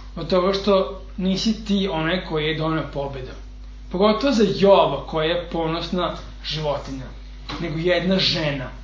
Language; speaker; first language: Serbian; non-native, fluent; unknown